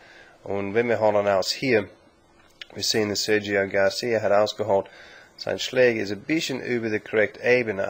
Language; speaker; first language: German; non-native, learner; English